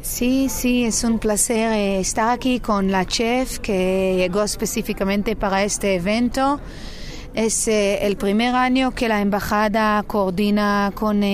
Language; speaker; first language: Spanish; non-native, fluent; Hebrew